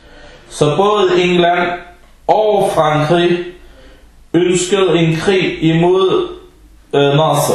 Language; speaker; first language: Danish; early bilingual, other home language; Arabic